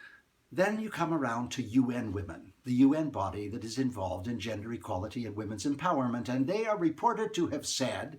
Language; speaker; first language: English; native; English